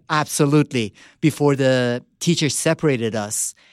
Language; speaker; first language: English; early bilingual, other home language; Persian